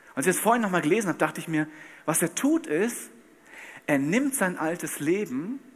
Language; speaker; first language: German; native; German